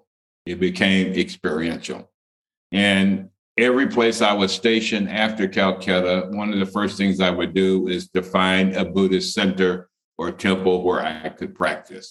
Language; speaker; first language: English; native; English